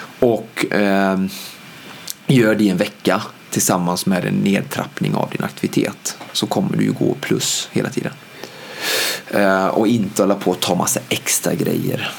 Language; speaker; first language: Swedish; native; Swedish